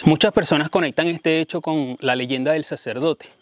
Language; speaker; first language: Spanish; native; Spanish